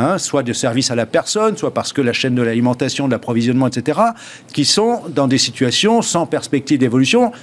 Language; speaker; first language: French; native; French